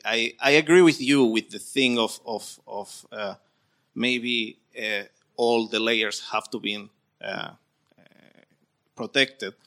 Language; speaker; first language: English; non-native, fluent; Spanish